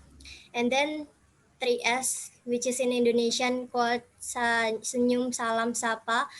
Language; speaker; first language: English; non-native, fluent; Indonesian